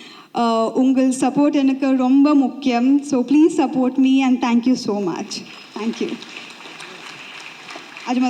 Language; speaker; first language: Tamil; non-native, learner; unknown